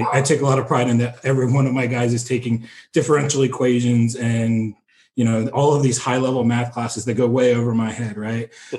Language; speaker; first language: English; native; English